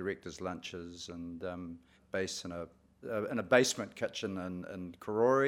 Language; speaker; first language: English; native; English